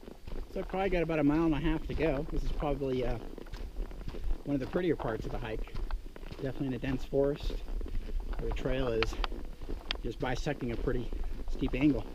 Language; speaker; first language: English; native; English